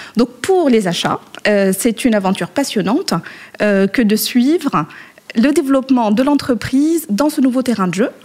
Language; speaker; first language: French; non-native, local second language; Arabic